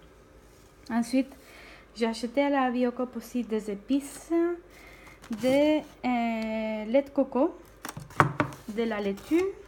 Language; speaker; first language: French; non-native, fluent; Spanish